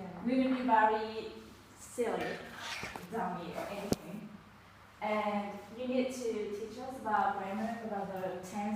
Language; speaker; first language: English; non-native, fluent; Vietnamese